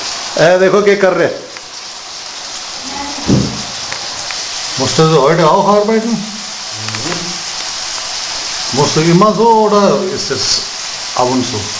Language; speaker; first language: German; non-native, fluent; Hindi